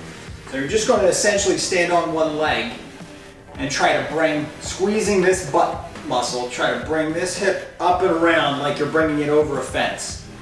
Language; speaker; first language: English; native; English